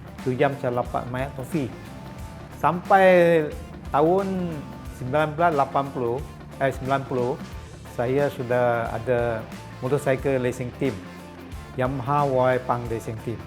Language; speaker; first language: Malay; non-native, local second language; Chinese